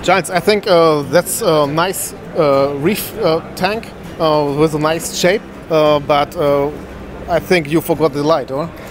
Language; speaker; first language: English; non-native, learner; German